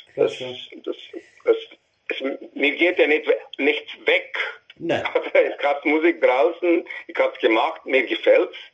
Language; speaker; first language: German; non-native, fluent; English